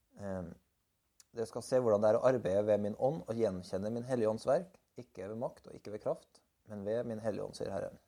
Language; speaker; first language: Norwegian; native; Norwegian